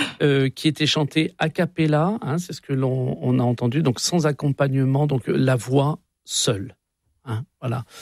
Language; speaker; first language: French; native; French